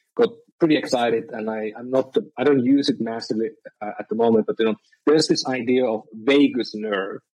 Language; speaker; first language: English; non-native, fluent; Finnish